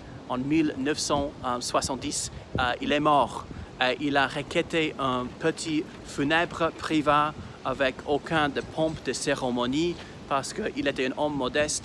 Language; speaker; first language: French; non-native, fluent; English